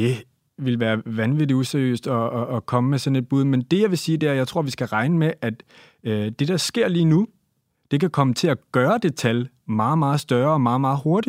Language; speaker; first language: Danish; native; Danish